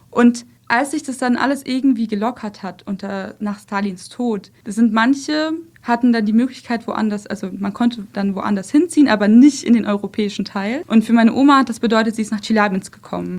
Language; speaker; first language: German; early bilingual, other home language; Russian